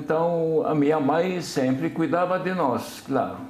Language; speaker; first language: Portuguese; non-native, fluent; Arabic